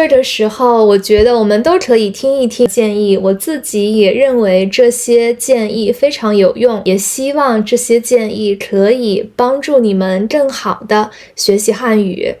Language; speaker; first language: Chinese; native; Chinese